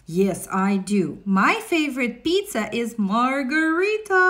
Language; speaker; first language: English; non-native, fluent; Russian